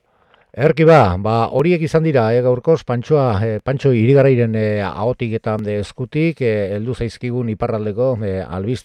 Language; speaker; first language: Basque; native; Basque